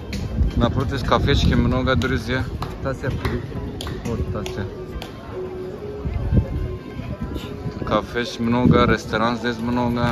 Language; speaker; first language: Russian; non-native, learner; Turkish